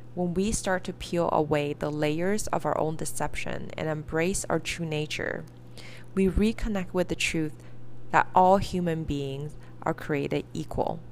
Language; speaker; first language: English; early bilingual, other home language; Chinese